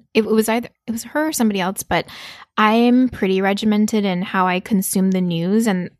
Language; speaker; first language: English; early bilingual, other home language; Korean